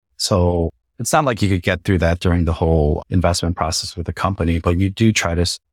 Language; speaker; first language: English; native; English